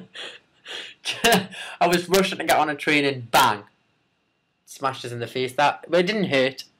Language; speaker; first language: English; native; English